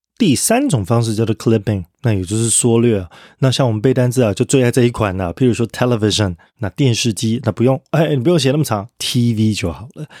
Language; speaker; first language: Chinese; native; Chinese